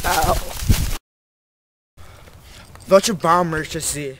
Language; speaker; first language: German; non-native, learner; English